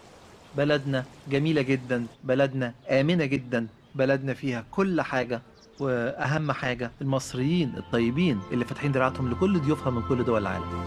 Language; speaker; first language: Arabic; native; Arabic